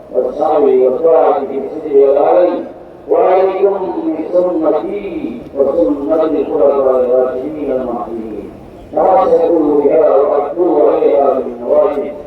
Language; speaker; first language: Arabic; non-native, fluent; Bangla